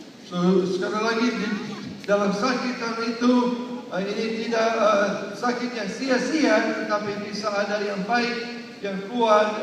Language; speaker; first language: Indonesian; non-native, learner; English